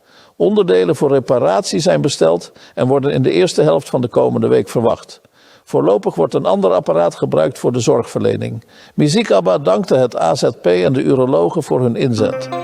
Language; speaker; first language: Dutch; native; Dutch